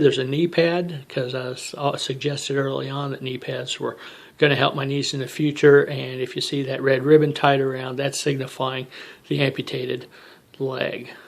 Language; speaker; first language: English; native; English